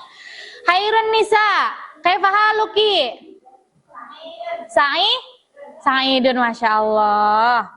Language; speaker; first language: Arabic; non-native, learner; Indonesian